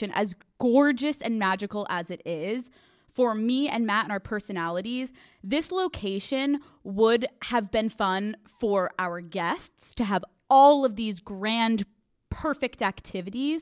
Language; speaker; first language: English; native; English